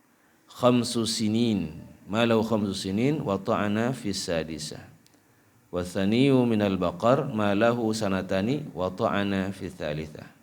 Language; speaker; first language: Arabic; non-native, fluent; Indonesian